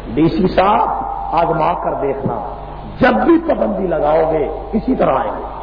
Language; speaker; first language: Urdu; non-native, local second language; Punjabi